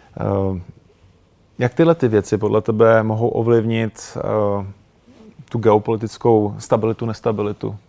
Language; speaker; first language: Czech; native; Czech